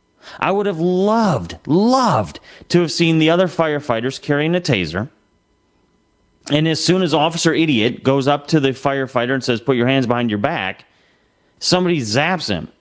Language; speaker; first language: English; native; English